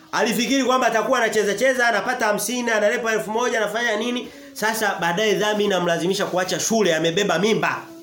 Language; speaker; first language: Swahili; native; Swahili